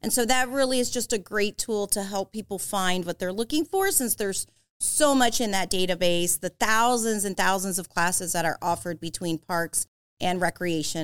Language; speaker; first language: English; native; English